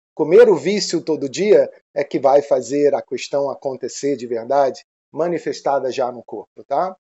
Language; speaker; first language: Portuguese; non-native, fluent; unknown